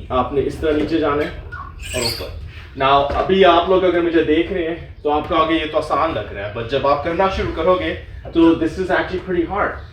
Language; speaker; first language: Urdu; native; Urdu